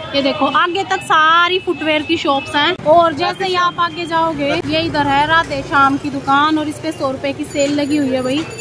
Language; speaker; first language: Hindi; native; Hindi